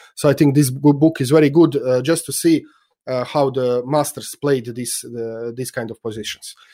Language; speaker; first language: English; non-native, fluent; Croatian